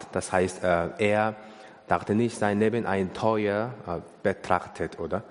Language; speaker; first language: German; non-native, learner; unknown